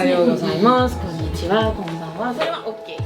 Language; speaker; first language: Japanese; non-native, fluent; French